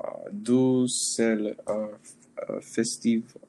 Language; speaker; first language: French; non-native, learner; English